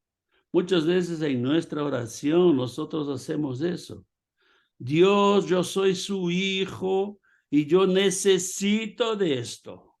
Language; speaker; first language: Spanish; non-native, fluent; Portuguese